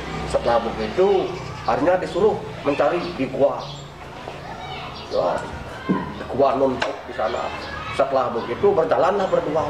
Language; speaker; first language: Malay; non-native, local second language; Balinese